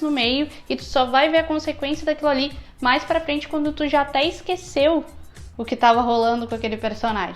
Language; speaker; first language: Portuguese; native; Portuguese